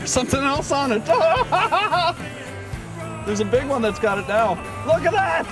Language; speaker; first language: English; native; English